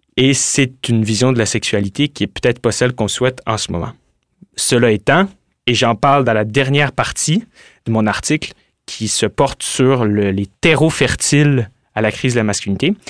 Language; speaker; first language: French; native; French